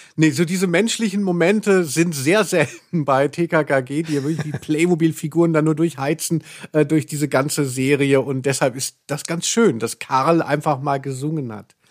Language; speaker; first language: German; native; German